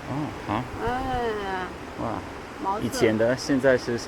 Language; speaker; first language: Chinese; non-native, learner; English